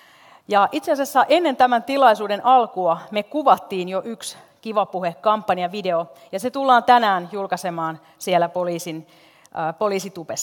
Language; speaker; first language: Finnish; native; Finnish